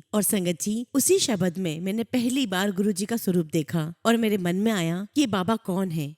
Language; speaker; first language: Hindi; native; Hindi